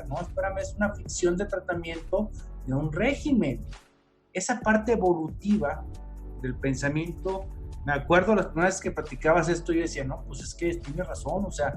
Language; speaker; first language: Spanish; native; Spanish